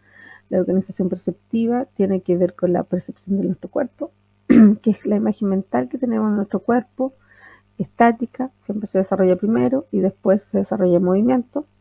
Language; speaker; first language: Spanish; native; Spanish